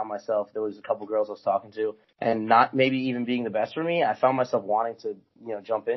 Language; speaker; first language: English; native; English